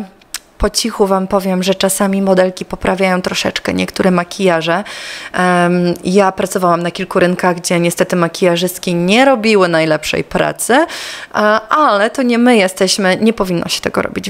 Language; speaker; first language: Polish; native; Polish